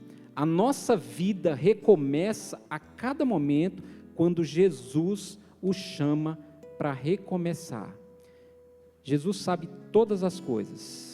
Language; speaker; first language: Portuguese; native; Portuguese